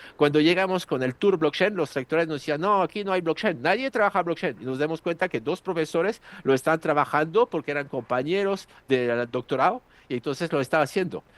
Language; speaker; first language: Spanish; non-native, fluent; French